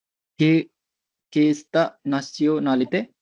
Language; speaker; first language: French; non-native, learner; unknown